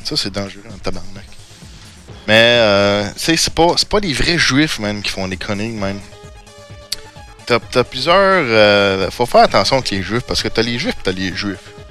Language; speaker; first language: French; native; French